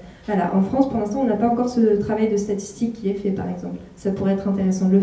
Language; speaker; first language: French; native; French